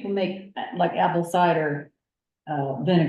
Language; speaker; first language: English; native; English